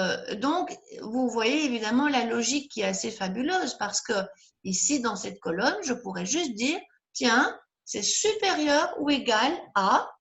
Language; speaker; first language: French; native; French